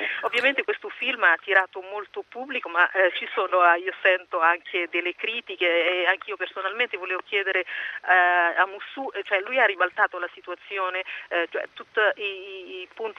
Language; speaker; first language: Italian; non-native, fluent; Portuguese